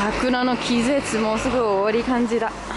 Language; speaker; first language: Japanese; non-native, learner; Danish